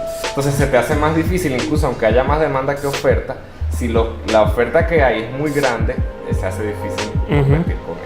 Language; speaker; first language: Spanish; native; Spanish